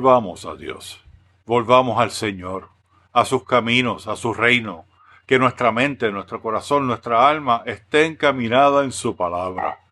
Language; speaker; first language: Spanish; native; Spanish